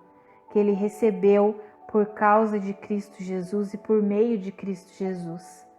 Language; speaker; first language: Portuguese; native; Portuguese